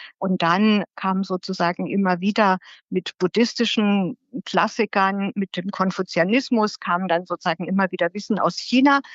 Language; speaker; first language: German; native; German